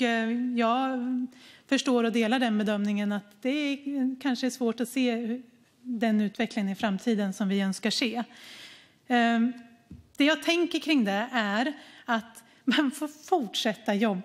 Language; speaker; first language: Swedish; native; Swedish